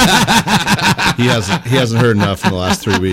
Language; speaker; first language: English; native; English